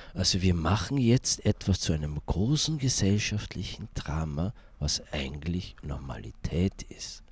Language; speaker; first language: German; native; German